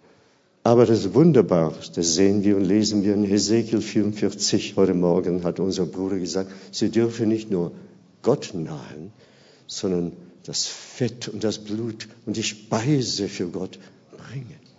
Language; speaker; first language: German; non-native, fluent; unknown